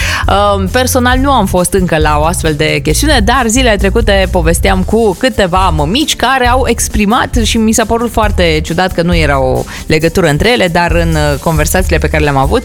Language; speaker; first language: Romanian; native; Romanian